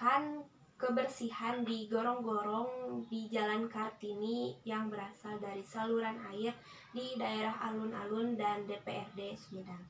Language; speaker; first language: Indonesian; native; Indonesian